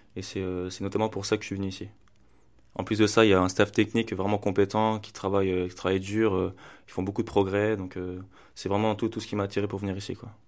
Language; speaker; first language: French; native; French